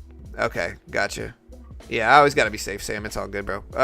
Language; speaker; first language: English; native; English